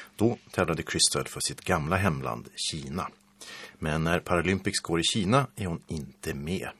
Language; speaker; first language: Swedish; native; Swedish